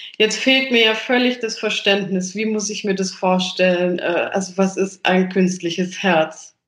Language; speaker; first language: German; early bilingual, other home language; Italian